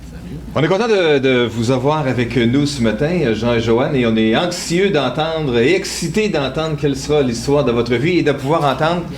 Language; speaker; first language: French; native; French